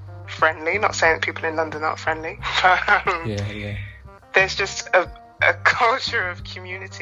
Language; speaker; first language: English; native; English